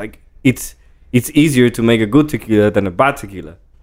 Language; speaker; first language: English; non-native, fluent; Spanish